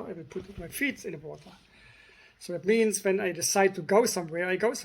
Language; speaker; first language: English; non-native, fluent; German